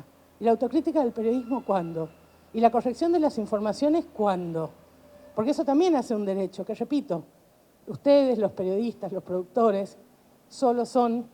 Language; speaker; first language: Spanish; native; Spanish